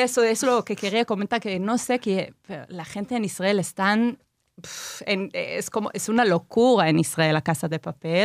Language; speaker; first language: Spanish; non-native, fluent; Hebrew